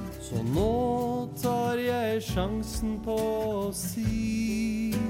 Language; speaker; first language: Norwegian; native; Norwegian